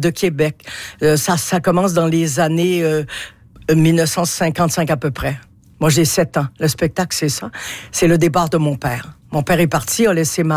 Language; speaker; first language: French; native; French